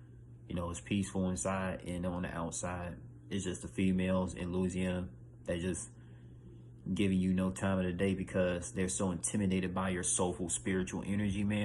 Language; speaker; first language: English; native; English